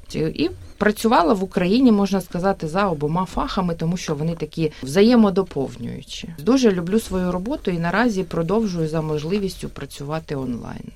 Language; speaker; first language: Ukrainian; native; Ukrainian